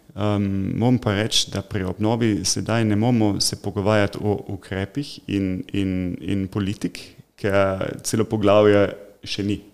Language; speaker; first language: Slovenian; non-native, fluent; German